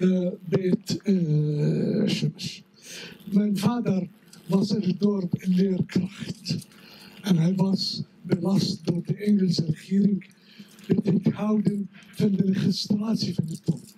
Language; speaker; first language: Dutch; non-native, fluent; Arabic